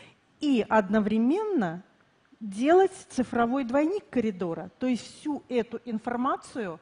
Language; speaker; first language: Russian; native; Russian